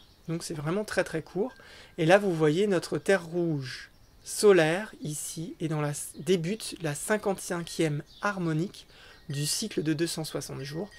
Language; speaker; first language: French; native; French